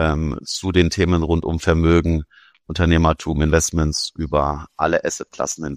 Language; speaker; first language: German; native; German